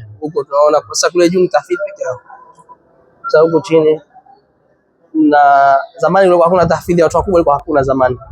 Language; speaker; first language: Swahili; native; Swahili